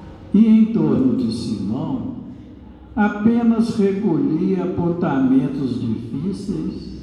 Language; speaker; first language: Portuguese; native; Portuguese